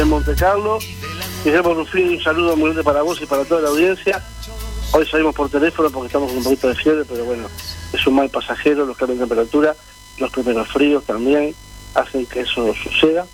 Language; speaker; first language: Spanish; native; Spanish